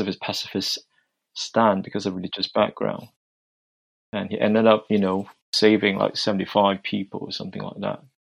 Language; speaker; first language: English; non-native, local second language; Cantonese